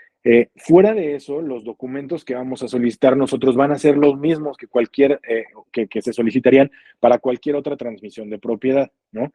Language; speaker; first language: Spanish; native; Spanish